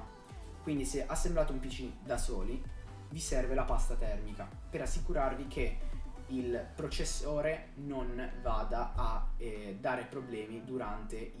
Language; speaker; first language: Italian; native; Italian